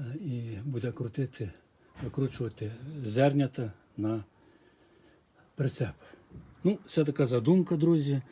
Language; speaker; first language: Ukrainian; native; Ukrainian